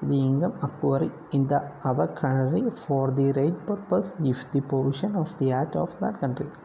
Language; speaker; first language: English; non-native, local second language; Malayalam